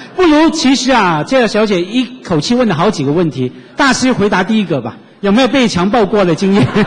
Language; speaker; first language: Chinese; non-native, local second language; Cantonese